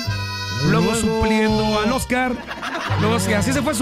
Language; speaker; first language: Spanish; native; Spanish